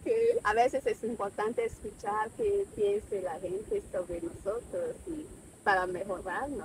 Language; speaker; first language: Spanish; non-native, fluent; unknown